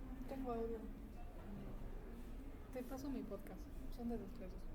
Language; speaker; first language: Spanish; native; Spanish